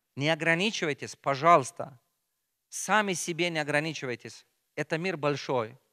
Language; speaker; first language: Russian; non-native, local second language; Tajik